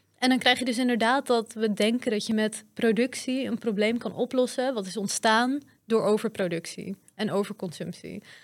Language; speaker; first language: Dutch; early bilingual, other home language; Persian